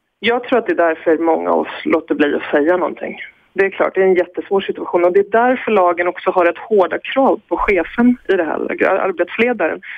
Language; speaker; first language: Swedish; native; Swedish